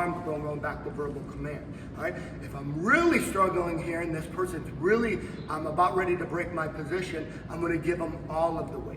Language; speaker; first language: English; native; English